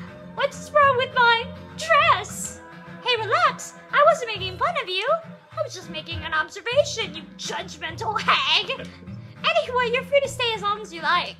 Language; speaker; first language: English; native; English